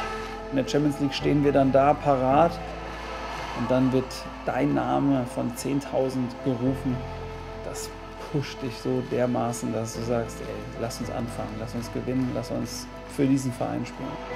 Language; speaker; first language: German; native; German